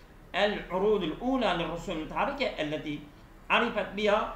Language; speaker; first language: Arabic; non-native, fluent; Turkish